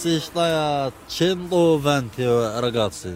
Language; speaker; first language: Italian; non-native, learner; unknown